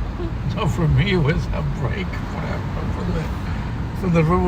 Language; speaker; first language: English; non-native, learner; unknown